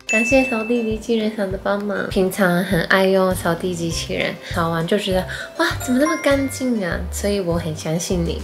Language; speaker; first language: Chinese; non-native, fluent; Japanese